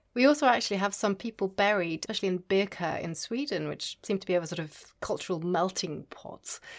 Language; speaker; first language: English; non-native, fluent; Norwegian